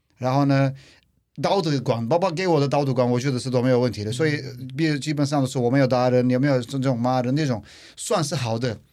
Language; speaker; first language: Chinese; non-native, fluent; Turkish